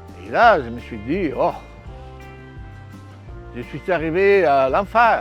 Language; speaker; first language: French; non-native, fluent; Spanish